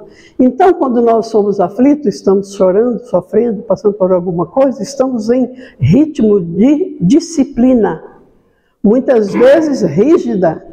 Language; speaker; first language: Portuguese; native; Portuguese